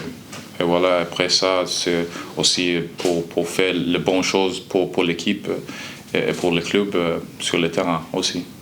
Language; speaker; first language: French; non-native, learner; Swedish